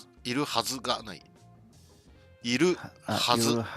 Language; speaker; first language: Japanese; non-native, learner; English